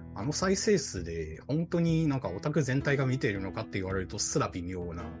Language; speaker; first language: Japanese; non-native, fluent; Chinese